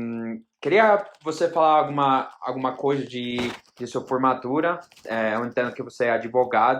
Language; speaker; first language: Portuguese; non-native, fluent; Spanish